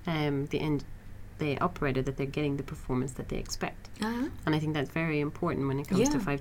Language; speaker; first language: English; native; English